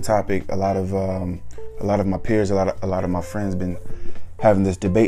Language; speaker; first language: English; native; English